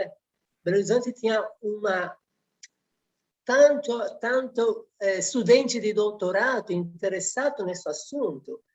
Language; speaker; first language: Portuguese; non-native, fluent; Italian